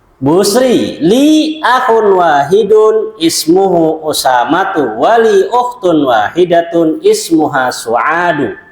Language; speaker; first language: Arabic; non-native, fluent; Indonesian